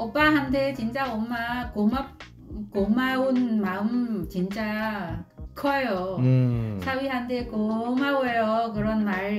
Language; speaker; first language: Korean; non-native, local second language; Vietnamese